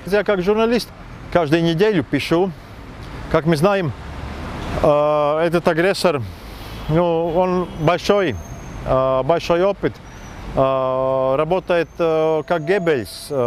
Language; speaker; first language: Russian; non-native, fluent; Latvian